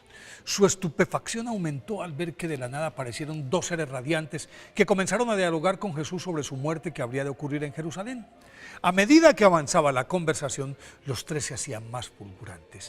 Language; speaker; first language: Spanish; native; Spanish